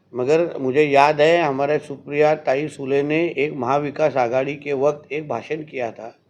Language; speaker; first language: Hindi; non-native, local second language; Marathi